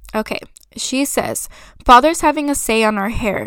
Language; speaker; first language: English; early bilingual, other home language; Spanish